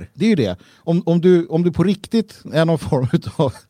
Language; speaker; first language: Swedish; native; Swedish